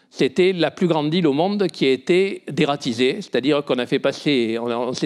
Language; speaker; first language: French; native; French